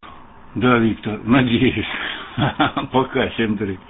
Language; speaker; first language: Russian; native; Russian